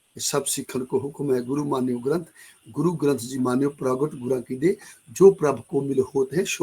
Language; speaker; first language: Hindi; non-native, local second language; Bangla